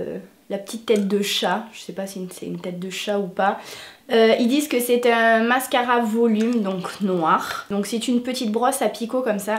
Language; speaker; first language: French; native; French